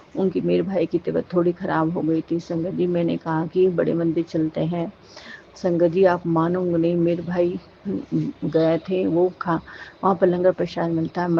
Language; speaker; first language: Hindi; native; Hindi